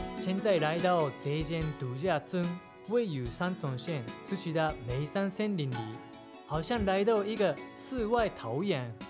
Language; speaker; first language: Chinese; non-native, fluent; Japanese